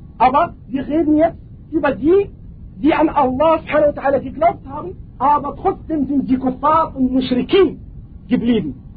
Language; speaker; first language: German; non-native, fluent; Arabic